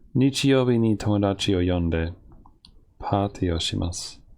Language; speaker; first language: Japanese; non-native, learner; English